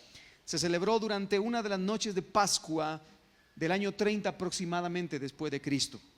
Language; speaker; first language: Spanish; native; Spanish